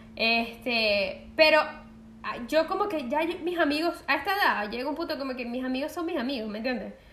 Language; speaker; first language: Spanish; native; Spanish